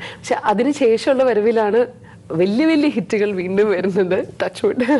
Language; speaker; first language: Malayalam; native; Malayalam